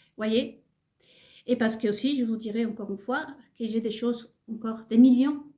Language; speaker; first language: French; non-native, fluent; Spanish